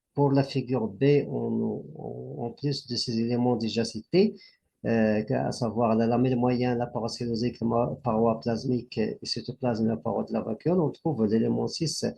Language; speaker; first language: French; non-native, local second language; Arabic